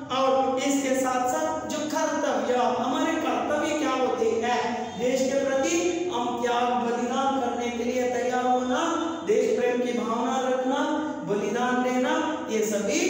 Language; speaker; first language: Hindi; non-native, local second language; Kannada